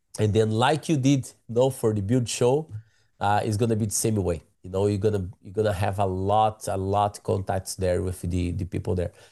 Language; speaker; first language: English; non-native, learner; Portuguese